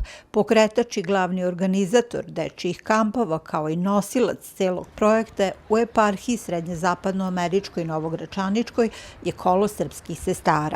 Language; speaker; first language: Bosnian; native; Bosnian